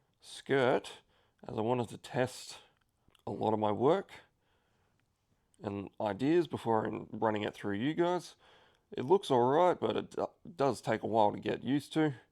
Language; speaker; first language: English; native; English